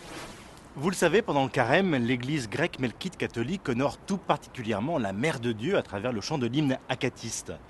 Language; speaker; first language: French; native; French